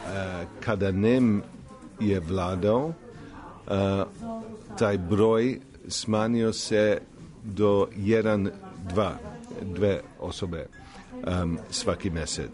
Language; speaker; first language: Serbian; non-native, fluent; English